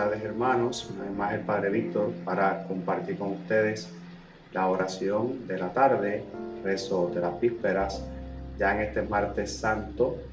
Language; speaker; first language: Spanish; native; Spanish